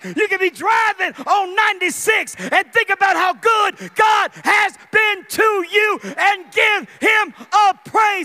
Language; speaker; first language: English; native; English